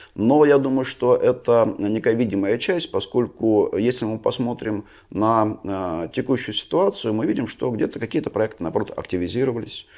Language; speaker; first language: Russian; native; Russian